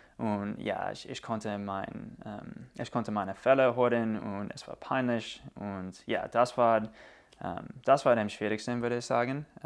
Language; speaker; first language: German; non-native, learner; English